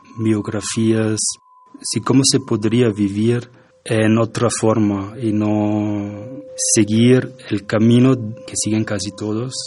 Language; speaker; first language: Spanish; non-native, fluent; German